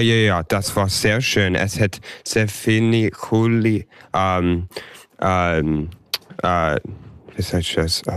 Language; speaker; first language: German; early bilingual, heritage; English